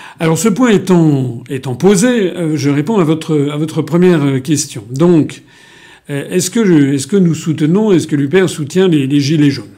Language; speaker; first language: French; native; French